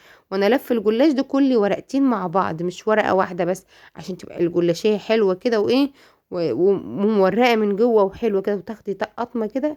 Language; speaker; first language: Arabic; native; Arabic